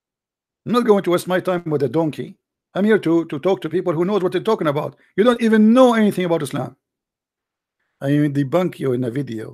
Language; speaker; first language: English; non-native, fluent; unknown